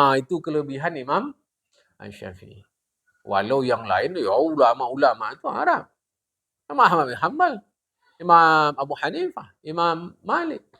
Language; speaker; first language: Malay; non-native, local second language; Indonesian